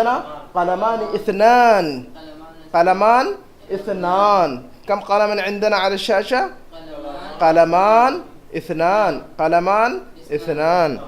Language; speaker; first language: Arabic; non-native, fluent; Urdu